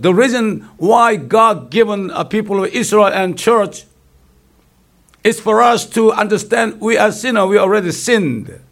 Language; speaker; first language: English; non-native, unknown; Korean